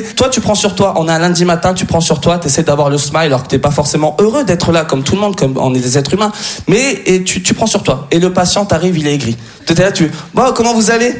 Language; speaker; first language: French; native; French